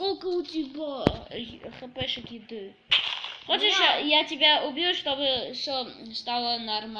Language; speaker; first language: Russian; early bilingual, heritage; Russian